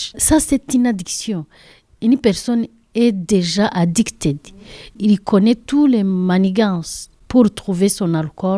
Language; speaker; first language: French; non-native, learner; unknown